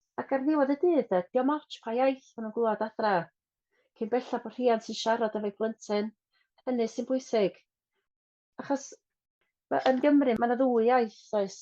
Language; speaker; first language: Welsh; non-native, local second language; English